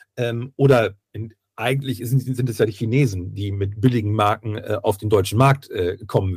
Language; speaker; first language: German; native; German